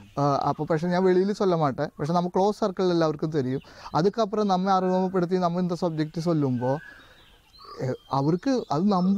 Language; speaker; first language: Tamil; non-native, learner; Malayalam